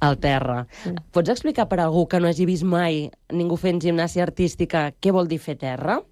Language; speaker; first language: Catalan; native; Catalan